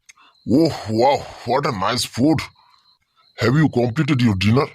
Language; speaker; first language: English; non-native, local second language; Bangla